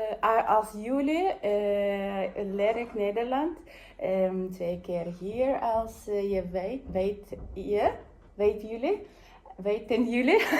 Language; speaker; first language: Dutch; non-native, learner; Yakut